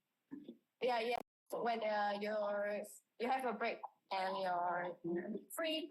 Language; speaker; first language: English; non-native, learner; Indonesian